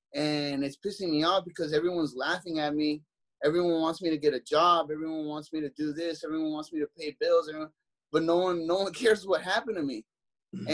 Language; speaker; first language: English; native; English